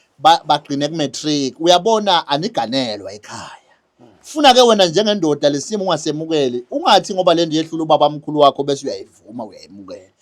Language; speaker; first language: Zulu; native; Zulu